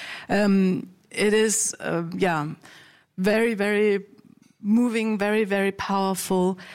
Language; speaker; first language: English; non-native, fluent; German